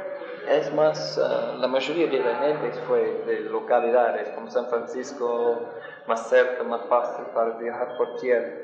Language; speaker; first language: Spanish; non-native, learner; English